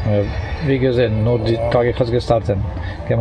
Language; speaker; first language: German; non-native, learner; Croatian